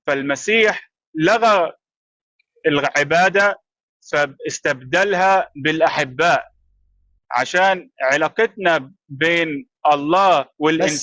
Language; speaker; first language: Arabic; native; Arabic